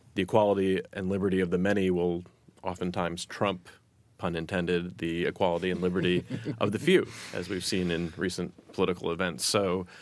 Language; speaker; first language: English; native; English